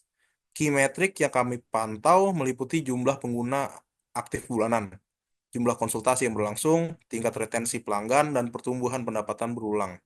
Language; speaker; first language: Indonesian; native; Indonesian